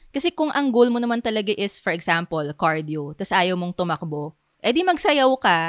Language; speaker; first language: Filipino; native; Filipino